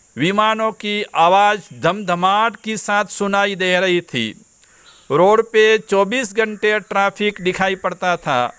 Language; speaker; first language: Hindi; non-native, local second language; Gujarati